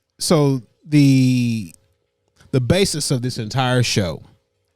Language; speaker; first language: English; native; English